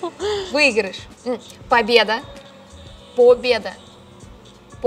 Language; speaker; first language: Russian; native; Russian